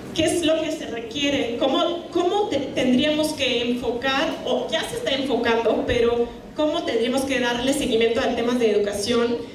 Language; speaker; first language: Spanish; non-native, fluent; German